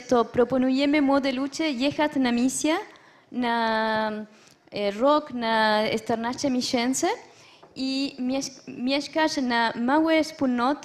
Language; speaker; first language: Polish; non-native, learner; French